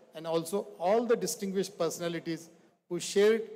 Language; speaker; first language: English; non-native, local second language; Marathi